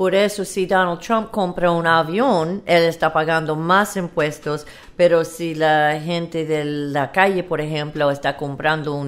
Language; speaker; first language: Spanish; non-native, learner; English